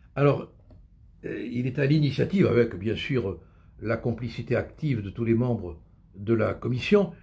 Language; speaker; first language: French; native; French